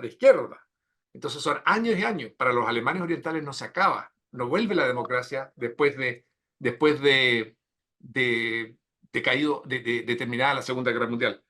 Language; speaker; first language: Spanish; native; Spanish